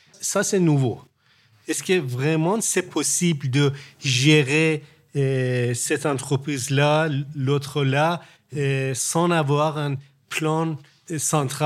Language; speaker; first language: French; non-native, learner; Persian